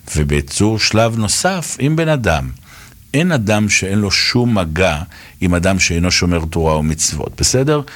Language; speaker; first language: Hebrew; native; Hebrew